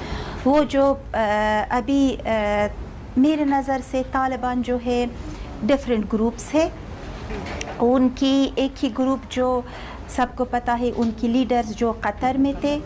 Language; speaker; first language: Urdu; non-native, fluent; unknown